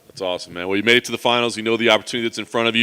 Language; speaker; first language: English; native; English